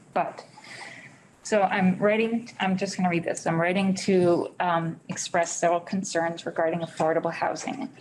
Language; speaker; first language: English; native; English